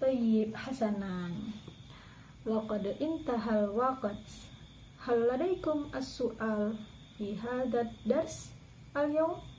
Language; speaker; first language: Arabic; non-native, learner; Indonesian